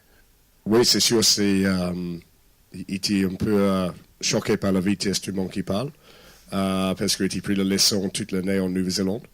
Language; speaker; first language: French; non-native, fluent; English